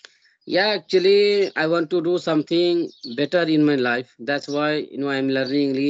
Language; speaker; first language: English; non-native, learner; Hindi